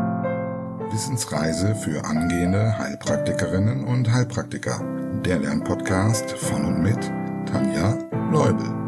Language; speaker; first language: German; native; German